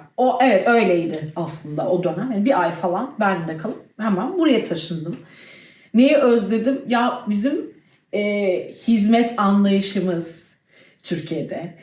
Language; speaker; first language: Turkish; early bilingual, heritage; Turkish